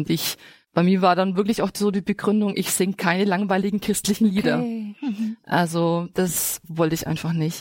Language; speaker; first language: German; native; German